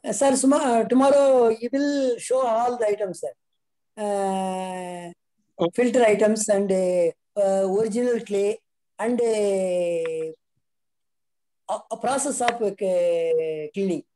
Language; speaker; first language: English; non-native, learner; Tamil